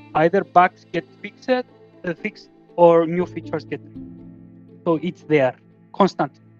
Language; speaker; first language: English; non-native, fluent; Greek